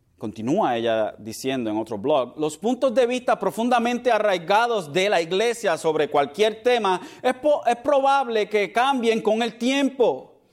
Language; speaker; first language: Spanish; early bilingual, heritage; Spanish